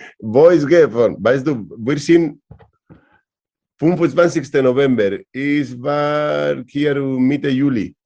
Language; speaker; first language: German; non-native, learner; Spanish